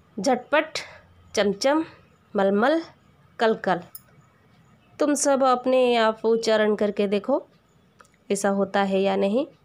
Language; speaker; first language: Hindi; non-native, local second language; Odia